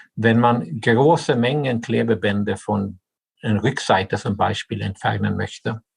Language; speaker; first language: German; non-native, fluent; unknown